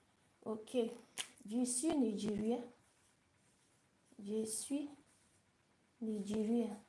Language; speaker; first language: French; non-native, learner; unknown